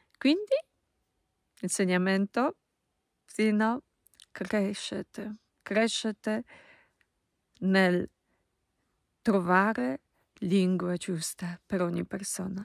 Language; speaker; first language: Italian; non-native, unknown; Polish